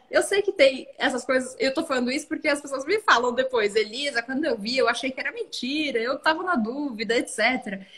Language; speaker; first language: Portuguese; native; Portuguese